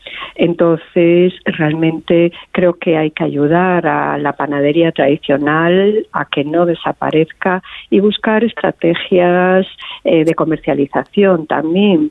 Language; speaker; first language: Spanish; native; Spanish